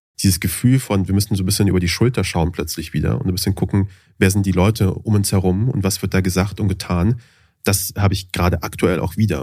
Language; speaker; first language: German; early bilingual, other home language; Persian